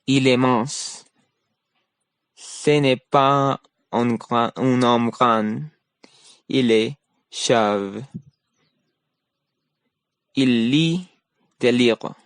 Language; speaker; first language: French; non-native, learner; Spanish